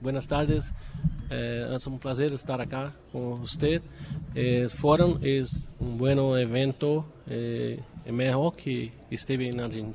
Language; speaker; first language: Spanish; non-native, learner; Portuguese